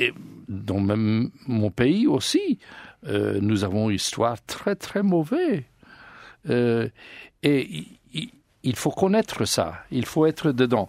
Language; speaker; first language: French; non-native, learner; English